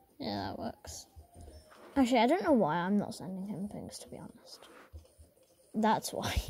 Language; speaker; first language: English; native; English